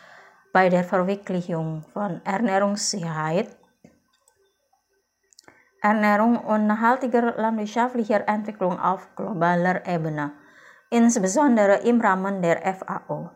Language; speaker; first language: German; non-native, fluent; Indonesian